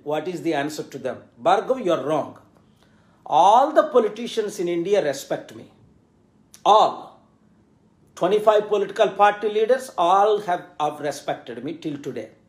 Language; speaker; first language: English; non-native, local second language; Telugu